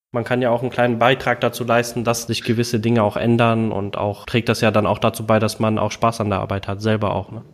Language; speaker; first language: German; early bilingual, other home language; Tamil